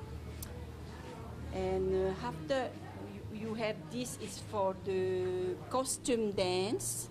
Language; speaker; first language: English; non-native, learner; French